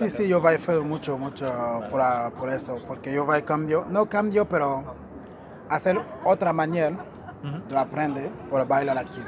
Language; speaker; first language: Spanish; non-native, learner; Portuguese